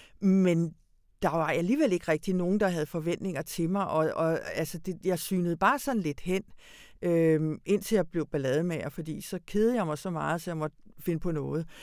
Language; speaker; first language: Danish; early bilingual, other home language; Hungarian